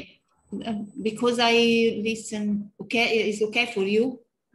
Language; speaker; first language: English; non-native, learner; Italian